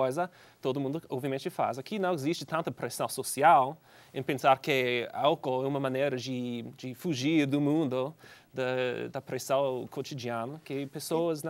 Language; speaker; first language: Portuguese; non-native, fluent; English